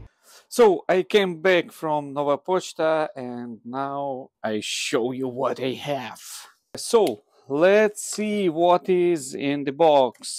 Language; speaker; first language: English; non-native, learner; Russian